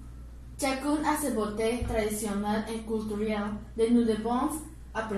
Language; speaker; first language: French; non-native, learner; Spanish